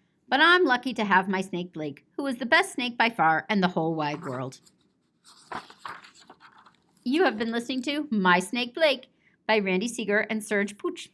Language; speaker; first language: English; native; English